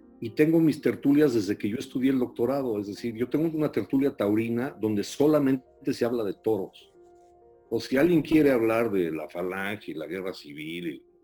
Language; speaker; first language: Spanish; early bilingual, heritage; Spanish